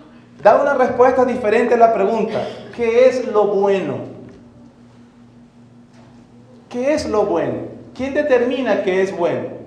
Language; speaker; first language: Spanish; native; Spanish